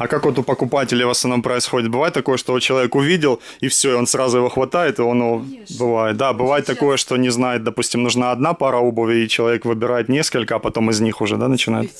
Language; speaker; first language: Russian; native; Russian